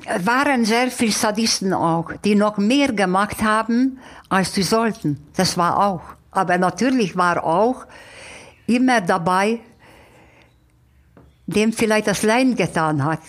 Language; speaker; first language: German; non-native, fluent; Hungarian